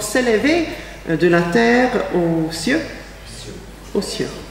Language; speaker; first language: French; non-native, fluent; English